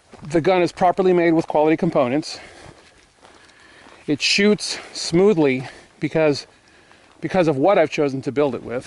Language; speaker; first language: English; native; English